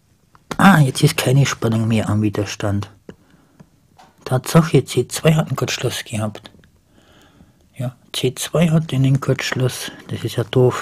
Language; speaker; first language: German; native; German